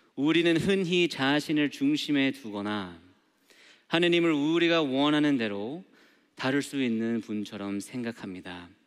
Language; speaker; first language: Korean; non-native, learner; English